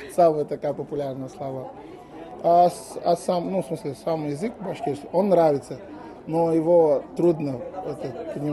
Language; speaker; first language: Russian; non-native, learner; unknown